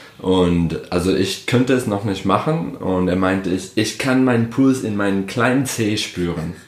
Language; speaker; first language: German; non-native, fluent; English